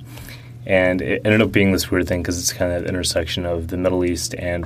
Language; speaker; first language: English; early bilingual, other home language; Russian